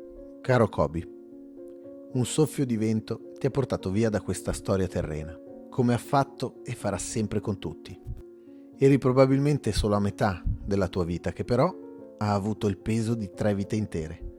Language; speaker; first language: Italian; native; Italian